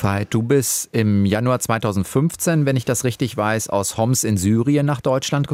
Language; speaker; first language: German; native; German